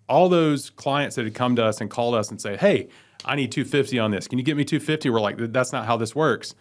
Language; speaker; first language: English; native; English